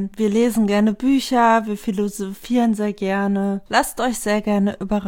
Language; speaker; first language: German; native; German